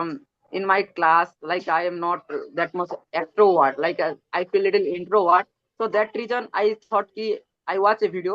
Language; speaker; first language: English; non-native, learner; Odia